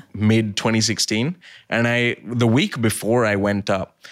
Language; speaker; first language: English; early bilingual, other home language; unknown